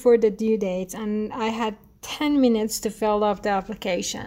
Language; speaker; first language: English; non-native, fluent; Persian